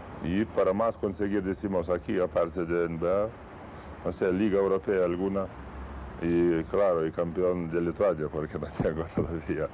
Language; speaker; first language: Spanish; non-native, learner; Lithuanian